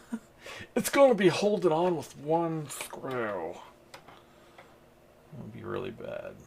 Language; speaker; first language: English; native; English